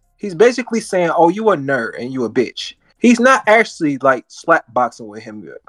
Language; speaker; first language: English; native; English